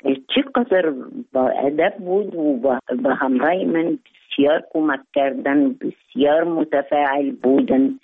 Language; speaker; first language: Persian; non-native, learner; Arabic